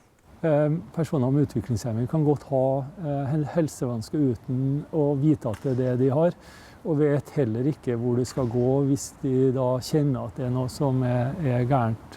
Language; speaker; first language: Norwegian; native; Norwegian